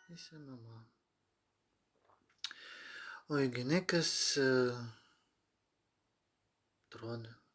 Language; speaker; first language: Greek; non-native, learner; Ukrainian